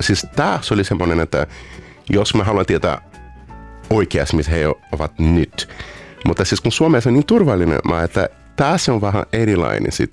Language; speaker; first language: Finnish; non-native, fluent; Portuguese